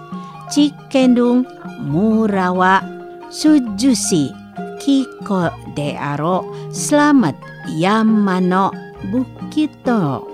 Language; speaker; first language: Japanese; non-native, fluent; Indonesian